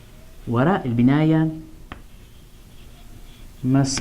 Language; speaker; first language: Arabic; non-native, fluent; English